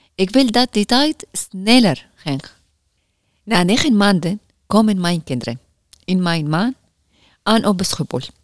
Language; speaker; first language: Dutch; non-native, learner; Arabic